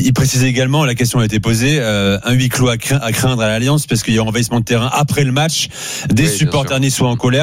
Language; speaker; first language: French; native; French